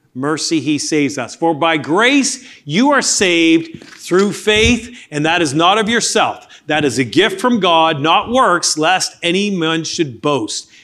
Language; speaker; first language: English; native; English